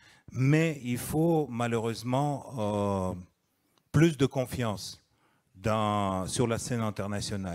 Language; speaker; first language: French; non-native, fluent; Russian